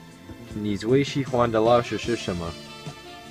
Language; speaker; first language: Chinese; non-native, learner; English